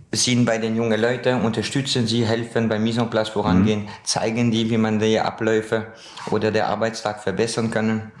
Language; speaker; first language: German; non-native, fluent; French